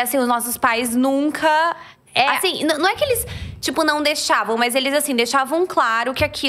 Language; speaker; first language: Portuguese; native; Portuguese